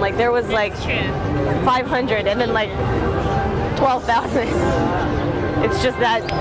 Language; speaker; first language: English; early bilingual, other home language; Chinese